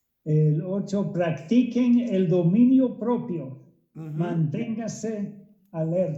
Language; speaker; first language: Spanish; non-native, fluent; English